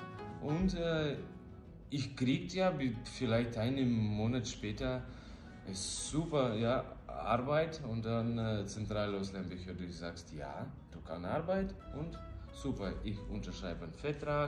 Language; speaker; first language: German; non-native, learner; Russian